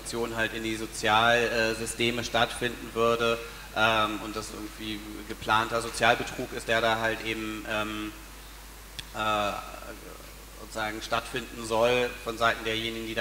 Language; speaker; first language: German; native; German